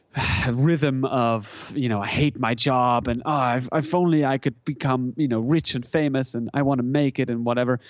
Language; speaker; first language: English; non-native, fluent; German